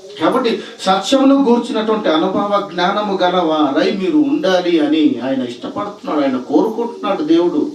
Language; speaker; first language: Telugu; non-native, local second language; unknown